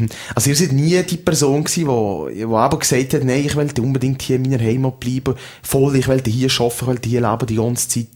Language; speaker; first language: German; native; German